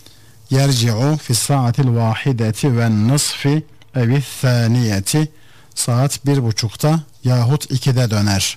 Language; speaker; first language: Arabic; non-native, fluent; Turkish